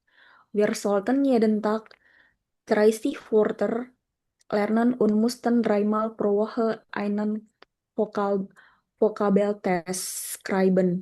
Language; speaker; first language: German; non-native, learner; Indonesian